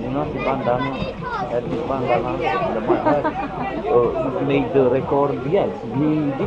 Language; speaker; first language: English; non-native, learner; Romanian